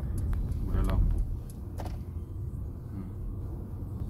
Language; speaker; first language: German; non-native, learner; Bangla